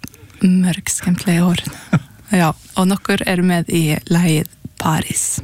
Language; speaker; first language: Icelandic; early bilingual, heritage; Icelandic